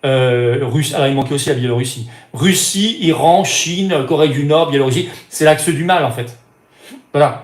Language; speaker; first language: French; native; French